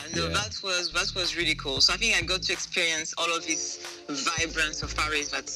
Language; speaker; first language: English; non-native, fluent; French